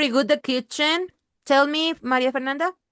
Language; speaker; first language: English; non-native, learner; Spanish